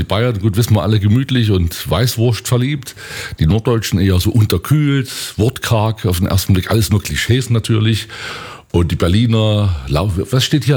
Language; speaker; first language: German; native; German